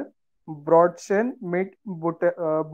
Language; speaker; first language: German; non-native, learner; Marathi